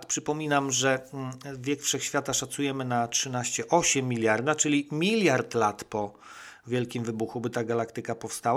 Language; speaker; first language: Polish; native; Polish